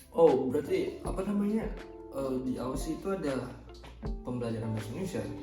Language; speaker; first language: Indonesian; native; Indonesian